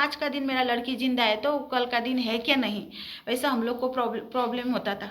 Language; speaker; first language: Hindi; early bilingual, heritage; Hindi